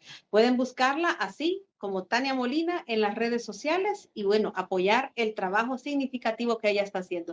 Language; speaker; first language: Spanish; native; Spanish